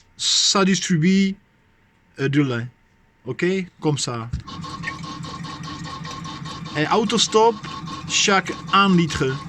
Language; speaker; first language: French; non-native, fluent; Czech